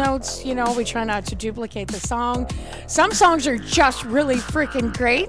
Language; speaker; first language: English; native; English